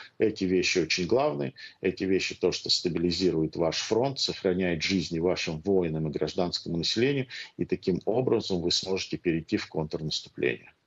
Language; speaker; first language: Russian; early bilingual, heritage; Russian